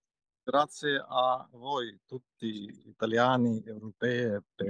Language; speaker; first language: Italian; non-native, fluent; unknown